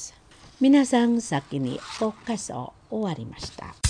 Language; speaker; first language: Japanese; non-native, fluent; Indonesian